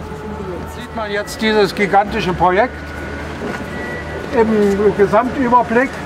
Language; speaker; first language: German; native; German